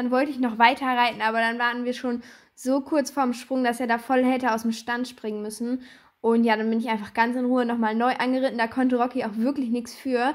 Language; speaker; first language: German; native; German